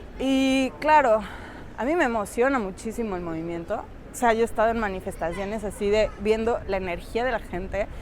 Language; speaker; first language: Spanish; native; Spanish